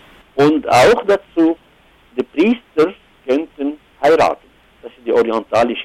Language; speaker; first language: German; non-native, fluent; Arabic